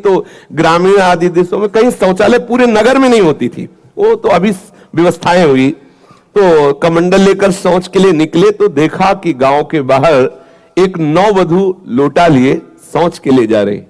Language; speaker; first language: Hindi; native; Hindi